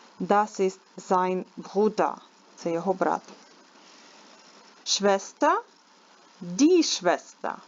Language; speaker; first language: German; non-native, learner; Ukrainian